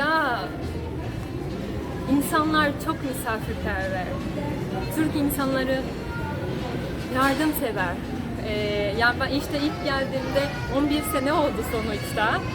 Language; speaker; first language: Turkish; non-native, fluent; Portuguese